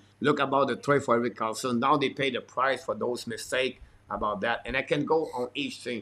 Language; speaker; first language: English; non-native, fluent; French